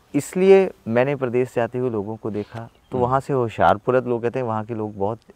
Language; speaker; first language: Hindi; native; Hindi